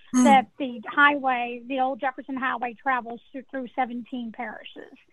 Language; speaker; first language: English; native; English